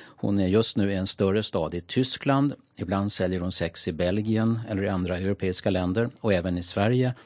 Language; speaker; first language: Swedish; native; Swedish